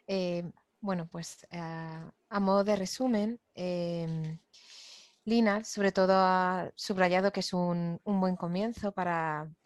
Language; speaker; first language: Spanish; native; Spanish